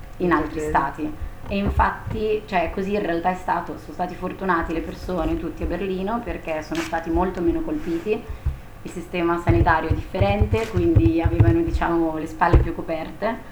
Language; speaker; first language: Italian; native; Italian